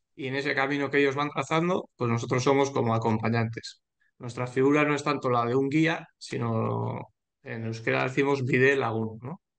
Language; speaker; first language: Spanish; native; Spanish